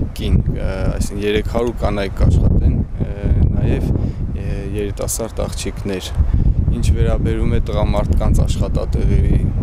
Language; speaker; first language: Armenian; native; Armenian